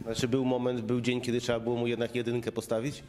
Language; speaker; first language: Polish; native; Polish